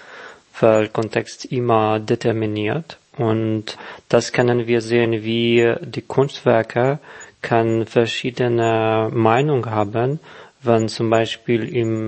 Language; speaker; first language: German; non-native, learner; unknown